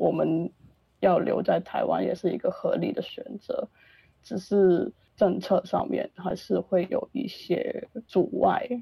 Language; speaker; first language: Chinese; non-native, local second language; Cantonese